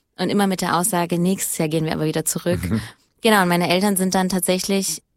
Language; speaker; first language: German; early bilingual, other home language; Italian